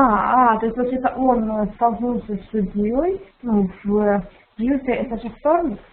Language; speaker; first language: Russian; native; Russian